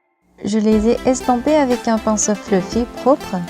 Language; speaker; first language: French; non-native, learner; Korean